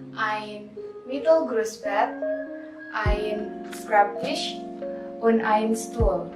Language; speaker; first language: German; non-native, learner; Indonesian